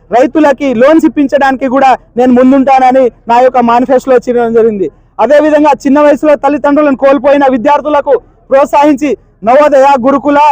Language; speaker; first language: Telugu; native; Telugu